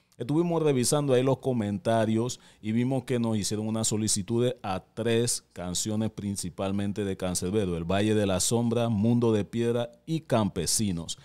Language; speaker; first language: Spanish; native; Spanish